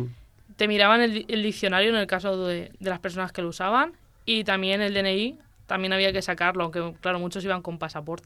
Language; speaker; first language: Spanish; native; Spanish